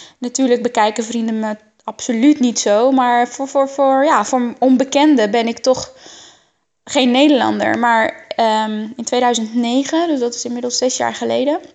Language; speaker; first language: Dutch; early bilingual, other home language; Arabic